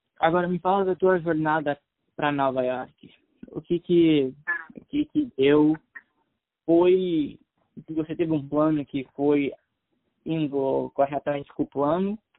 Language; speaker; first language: Portuguese; early bilingual, heritage; Portuguese